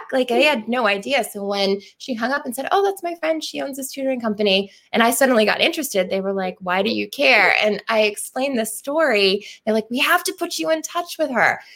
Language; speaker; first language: English; native; English